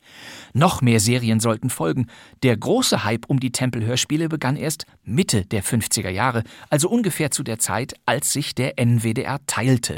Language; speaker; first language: German; native; German